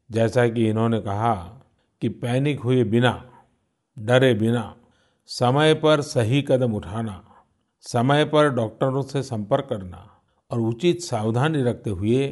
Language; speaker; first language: Hindi; non-native, local second language; Gujarati